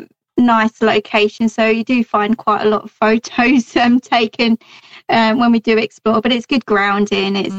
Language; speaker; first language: English; native; English